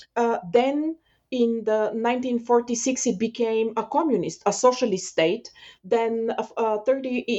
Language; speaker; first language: English; non-native, fluent; Bulgarian